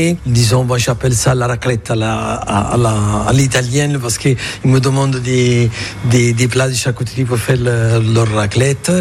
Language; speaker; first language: French; non-native, fluent; Italian